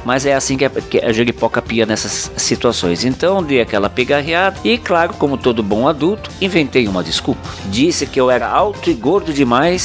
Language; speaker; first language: Portuguese; native; Portuguese